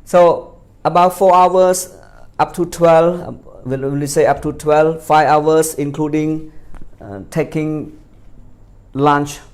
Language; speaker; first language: English; non-native, fluent; Khmer